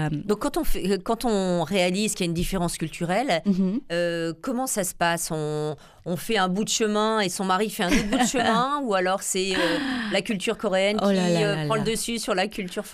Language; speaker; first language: French; native; French